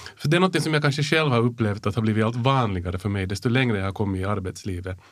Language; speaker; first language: Swedish; native; Swedish